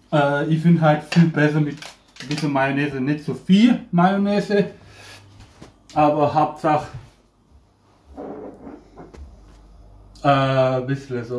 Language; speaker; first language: German; non-native, fluent; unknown